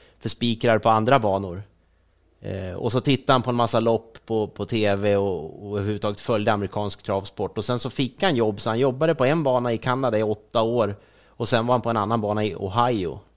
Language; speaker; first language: Swedish; native; Swedish